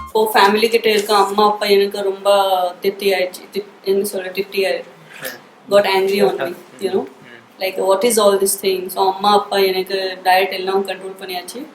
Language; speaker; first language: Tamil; non-native, local second language; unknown